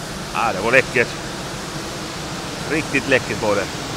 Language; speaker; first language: Swedish; native; Swedish